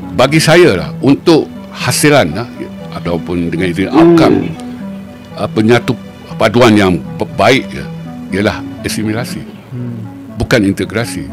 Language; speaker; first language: Malay; native; Malay